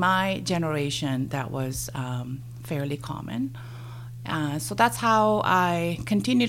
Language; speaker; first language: English; non-native, fluent; Korean